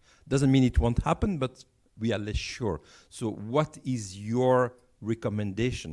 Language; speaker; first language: English; non-native, fluent; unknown